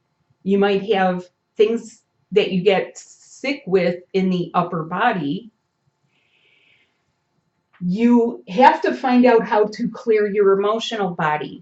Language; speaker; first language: English; native; English